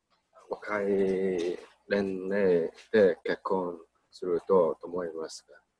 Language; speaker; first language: Japanese; non-native, learner; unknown